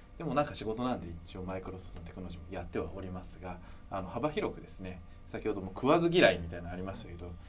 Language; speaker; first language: Japanese; native; Japanese